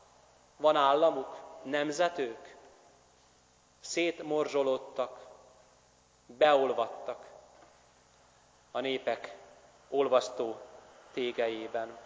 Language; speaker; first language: Hungarian; native; Hungarian